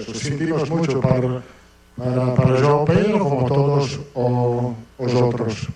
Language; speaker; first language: Spanish; non-native, fluent; Italian